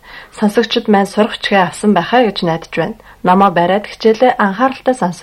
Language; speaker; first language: Mongolian; native; Mongolian